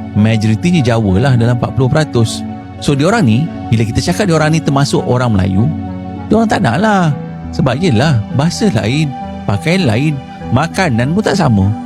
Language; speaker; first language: Malay; native; Malay